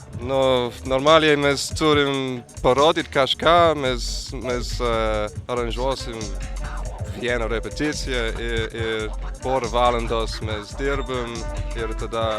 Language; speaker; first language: Lithuanian; non-native, fluent; English